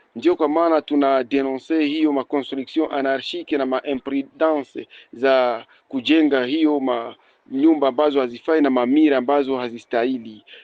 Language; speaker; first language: Swahili; native; Swahili